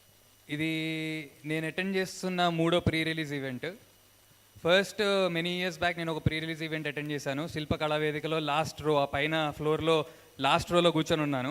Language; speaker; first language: Telugu; native; Telugu